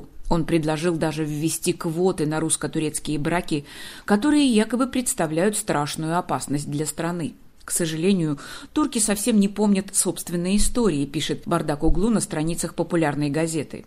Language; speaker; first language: Russian; native; Russian